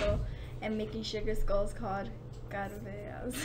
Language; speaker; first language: English; native; English